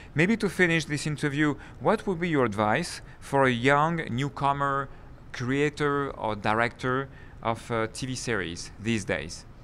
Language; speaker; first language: English; non-native, fluent; French